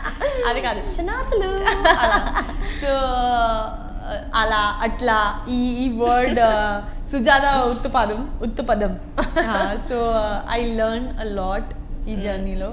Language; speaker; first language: Telugu; non-native, learner; Gujarati